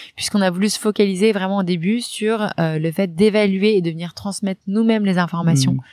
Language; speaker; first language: French; native; French